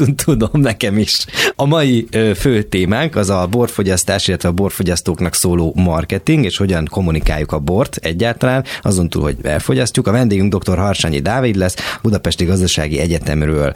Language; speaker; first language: Hungarian; native; Hungarian